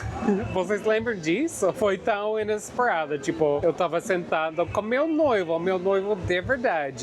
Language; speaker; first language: Portuguese; non-native, fluent; English